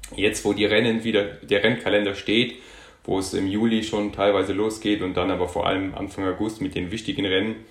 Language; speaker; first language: German; non-native, local second language; Luxembourgish